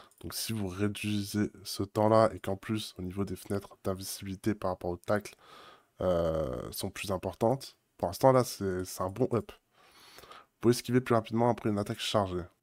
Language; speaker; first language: French; native; French